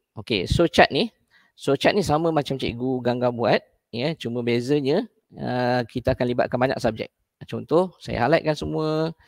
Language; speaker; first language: Malay; native; Malay